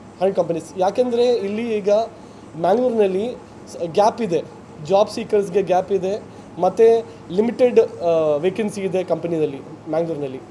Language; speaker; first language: Kannada; non-native, local second language; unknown